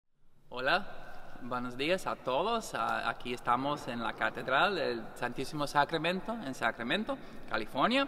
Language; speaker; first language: Spanish; non-native, learner; English